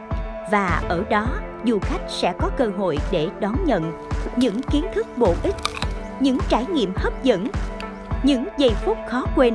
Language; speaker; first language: Vietnamese; native; Vietnamese